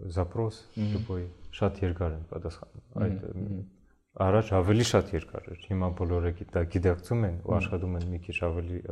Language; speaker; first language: Armenian; early bilingual, heritage; Armenian